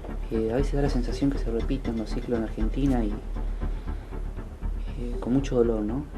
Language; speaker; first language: Spanish; native; Spanish